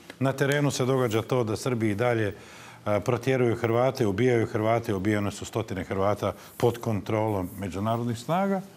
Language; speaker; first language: Croatian; native; Croatian